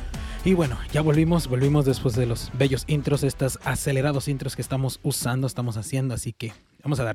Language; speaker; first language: Spanish; early bilingual, heritage; Spanish